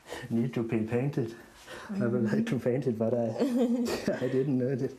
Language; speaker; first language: English; non-native, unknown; Danish